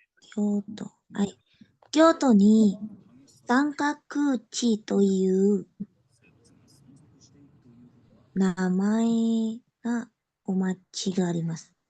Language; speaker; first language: Japanese; non-native, learner; Indonesian